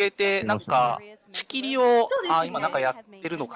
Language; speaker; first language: Japanese; native; Japanese